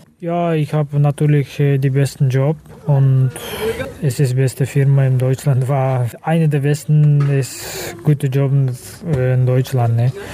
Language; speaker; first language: German; non-native, learner; Kazakh